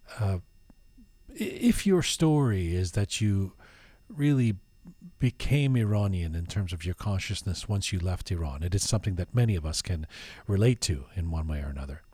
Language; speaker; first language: English; early bilingual, other home language; Persian